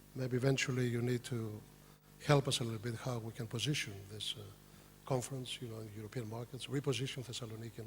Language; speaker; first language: English; non-native, fluent; Greek